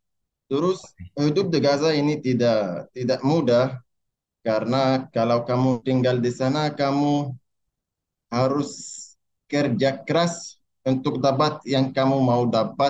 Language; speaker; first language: Indonesian; non-native, learner; Arabic